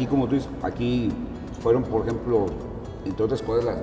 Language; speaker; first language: Spanish; native; Spanish